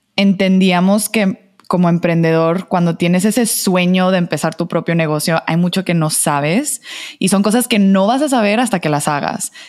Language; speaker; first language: Spanish; native; Spanish